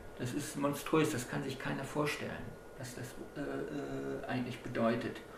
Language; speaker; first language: German; native; German